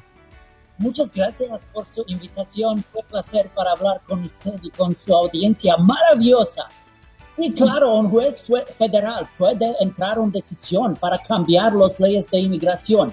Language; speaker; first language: Spanish; non-native, fluent; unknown